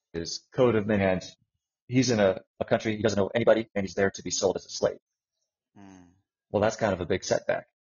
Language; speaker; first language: English; native; English